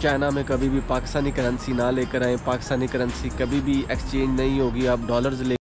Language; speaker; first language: Urdu; non-native, local second language; Punjabi